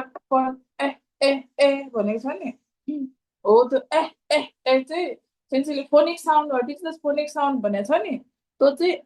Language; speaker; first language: Nepali; native; Nepali